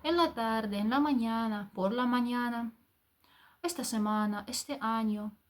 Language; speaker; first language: Spanish; non-native, fluent; Ukrainian